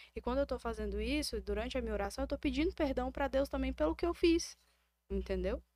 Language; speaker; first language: Portuguese; native; Portuguese